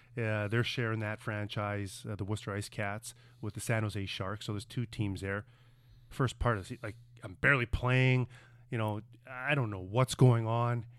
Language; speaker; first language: English; native; English